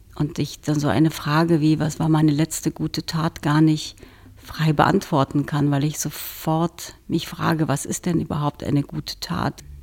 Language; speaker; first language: German; early bilingual, other home language; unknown